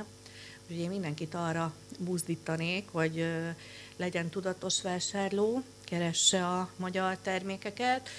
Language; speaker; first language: Hungarian; native; Hungarian